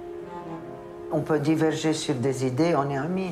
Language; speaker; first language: French; non-native, local second language; Arabic